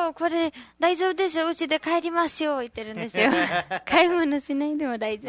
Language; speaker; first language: Japanese; non-native, learner; Nepali